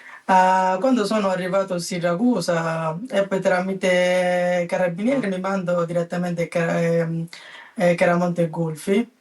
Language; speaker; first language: Italian; non-native, learner; Bangla